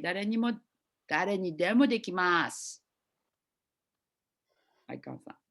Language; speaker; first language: Japanese; non-native, fluent; English